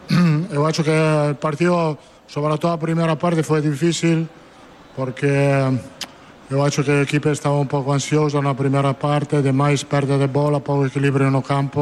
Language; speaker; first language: Portuguese; non-native, fluent; Italian